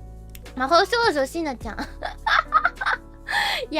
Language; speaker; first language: Japanese; non-native, learner; English